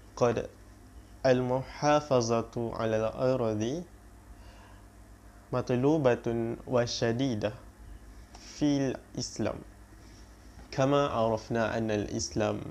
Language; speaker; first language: Arabic; non-native, learner; Malay